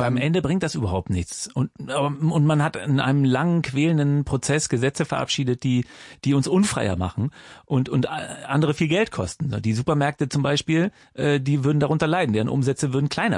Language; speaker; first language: German; native; German